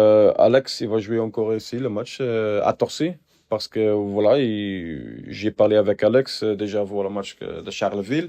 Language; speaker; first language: French; non-native, fluent; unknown